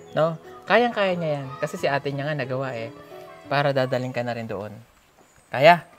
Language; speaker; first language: Filipino; native; Filipino